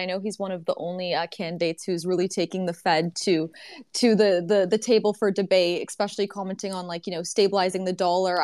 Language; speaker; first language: English; native; English